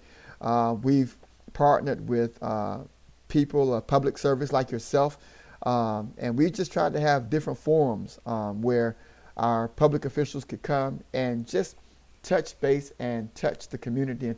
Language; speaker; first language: English; native; English